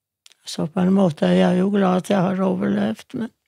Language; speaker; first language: Norwegian; non-native, fluent; Yiddish